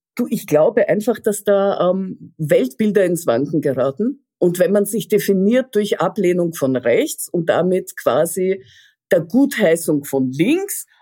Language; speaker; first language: German; early bilingual, other home language; Russian